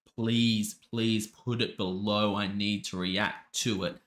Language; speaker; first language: English; native; English